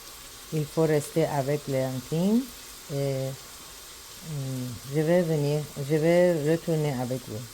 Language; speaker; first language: French; non-native, learner; Persian